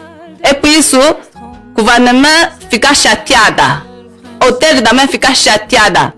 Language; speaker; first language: Portuguese; non-native, learner; Chinese